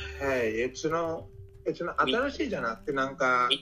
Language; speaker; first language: Japanese; non-native, learner; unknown